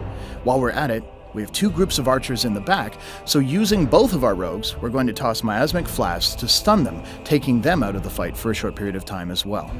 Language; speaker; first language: English; native; English